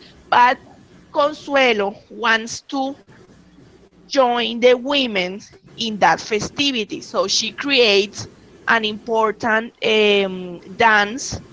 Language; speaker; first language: English; non-native, learner; Spanish